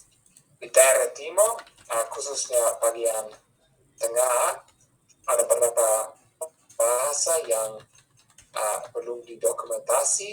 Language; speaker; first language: Indonesian; non-native, fluent; English